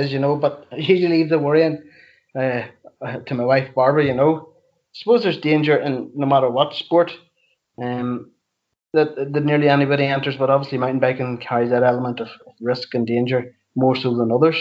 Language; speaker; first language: English; native; English